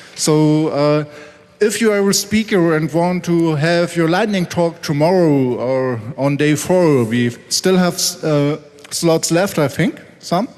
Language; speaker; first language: English; non-native, fluent; German